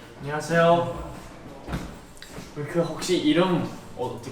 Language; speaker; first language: Korean; non-native, learner; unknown